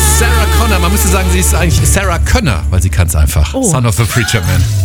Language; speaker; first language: German; native; German